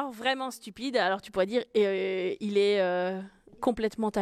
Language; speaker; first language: French; native; French